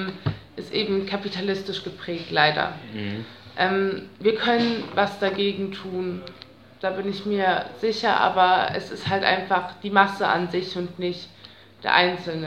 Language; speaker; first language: German; native; German